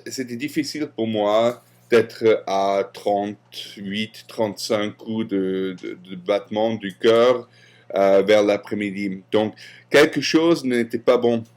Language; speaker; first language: French; non-native, fluent; German